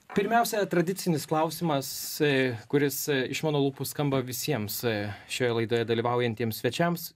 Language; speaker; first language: Lithuanian; native; Lithuanian